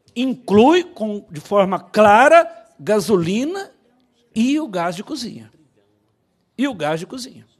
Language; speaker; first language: Portuguese; native; Portuguese